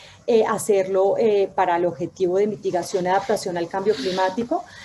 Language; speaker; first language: Spanish; native; Spanish